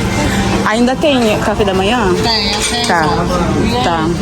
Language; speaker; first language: Portuguese; non-native, fluent; English